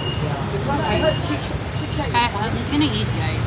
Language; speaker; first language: English; non-native, local second language; Filipino